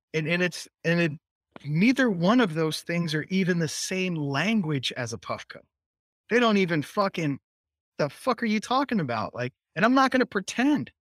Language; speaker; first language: English; native; English